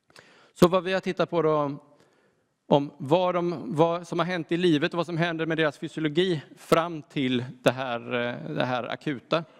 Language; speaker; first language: Swedish; native; Swedish